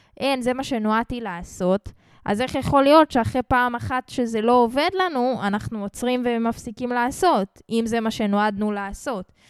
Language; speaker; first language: Hebrew; native; Hebrew